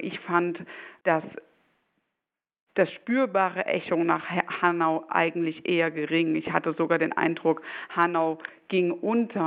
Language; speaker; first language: German; native; German